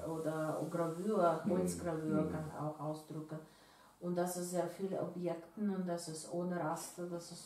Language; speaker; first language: German; non-native, learner; Russian